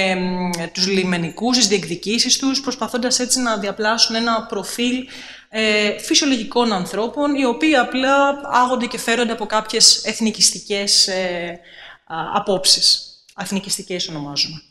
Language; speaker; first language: Greek; native; Greek